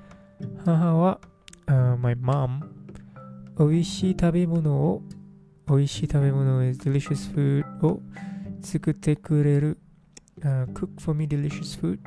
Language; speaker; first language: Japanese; non-native, learner; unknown